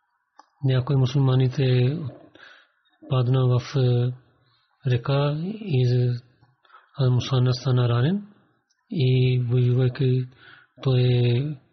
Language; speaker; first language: Bulgarian; non-native, learner; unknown